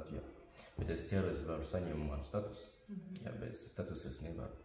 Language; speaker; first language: Latvian; non-native, learner; French